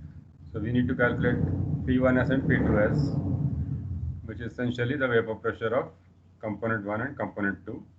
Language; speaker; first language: English; non-native, local second language; Hindi